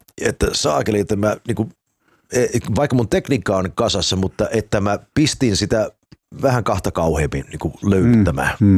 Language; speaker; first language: Finnish; early bilingual, heritage; Finnish